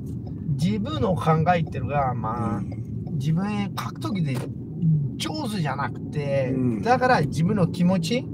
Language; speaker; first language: Japanese; non-native, learner; Portuguese